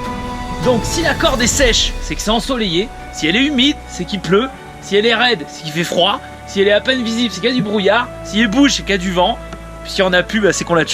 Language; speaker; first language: French; native; French